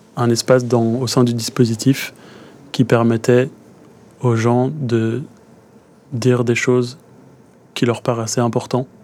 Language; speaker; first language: French; native; French